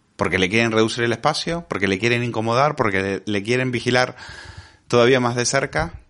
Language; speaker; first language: Spanish; native; Spanish